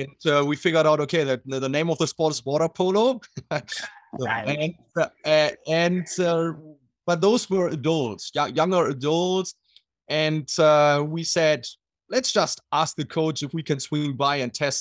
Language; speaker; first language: English; non-native, fluent; German